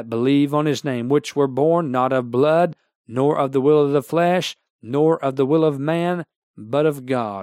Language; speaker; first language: English; native; English